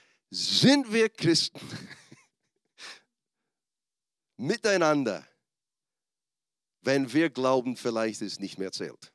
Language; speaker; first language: German; non-native, fluent; English